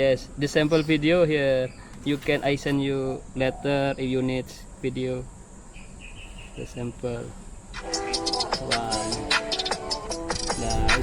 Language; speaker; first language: English; non-native, learner; Indonesian